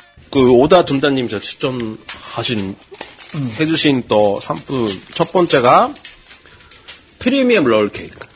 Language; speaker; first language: Korean; non-native, fluent; Japanese